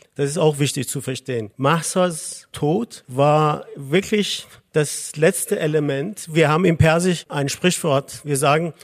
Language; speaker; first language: German; non-native, fluent; Persian